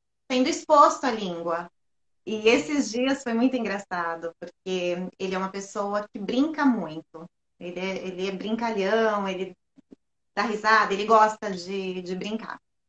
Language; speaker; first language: Portuguese; native; Portuguese